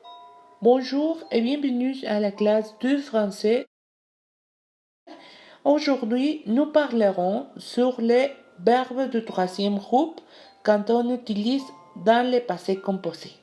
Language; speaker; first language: French; non-native, learner; Spanish